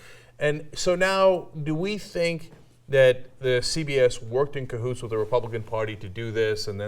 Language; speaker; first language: English; native; English